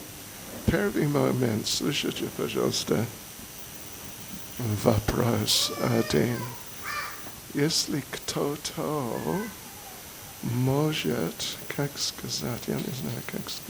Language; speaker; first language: Russian; non-native, learner; English